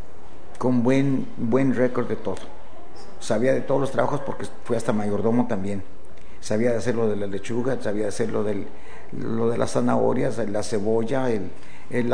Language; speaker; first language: Spanish; native; Spanish